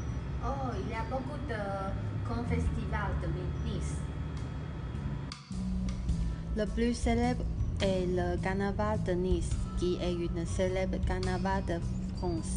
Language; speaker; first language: French; non-native, learner; Chinese